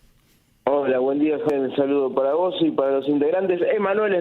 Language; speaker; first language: Spanish; native; Spanish